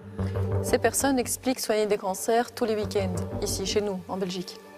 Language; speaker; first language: French; native; French